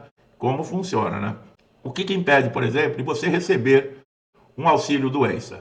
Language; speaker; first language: Portuguese; native; Portuguese